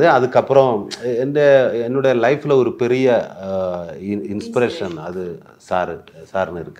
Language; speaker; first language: Tamil; non-native, learner; Malayalam